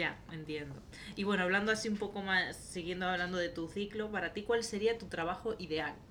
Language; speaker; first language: Spanish; native; Spanish